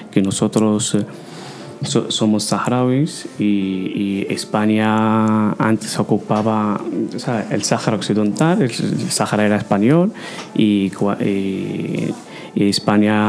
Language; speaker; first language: Spanish; non-native, fluent; Arabic